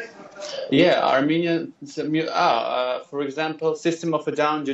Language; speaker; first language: English; non-native, learner; Armenian